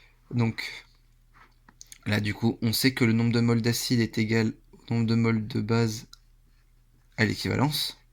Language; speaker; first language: French; native; French